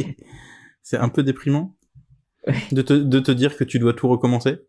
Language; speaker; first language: French; native; French